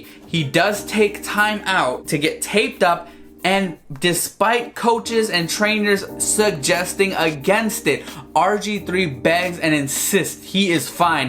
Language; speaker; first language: English; native; English